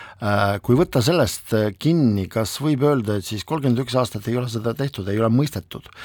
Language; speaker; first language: Estonian; non-native, local second language; Russian